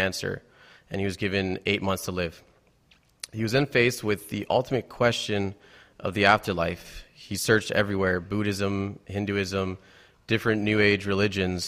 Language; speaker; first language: English; native; English